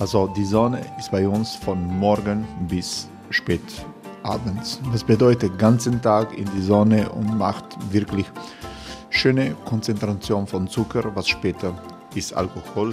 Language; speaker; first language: German; non-native, learner; Croatian